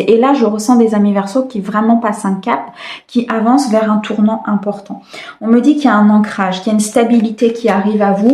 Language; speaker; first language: French; native; French